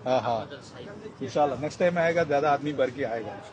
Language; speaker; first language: Hindi; non-native, local second language; Malayalam